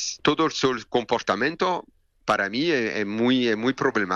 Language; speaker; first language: Spanish; non-native, learner; French